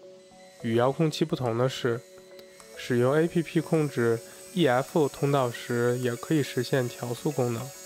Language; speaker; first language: Chinese; native; Chinese